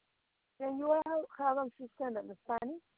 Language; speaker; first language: English; non-native, learner; Spanish